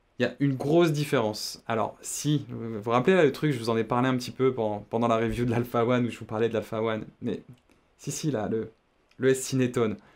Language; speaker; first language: French; native; French